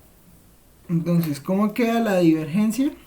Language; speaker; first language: Spanish; native; Spanish